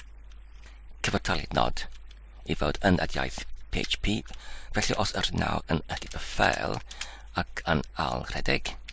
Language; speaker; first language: Welsh; non-native, learner; English